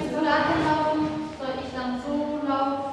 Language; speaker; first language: German; native; German